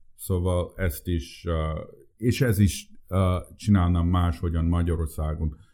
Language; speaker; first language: Hungarian; early bilingual, heritage; Hungarian